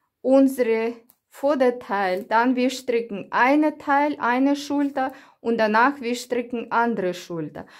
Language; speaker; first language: German; non-native, learner; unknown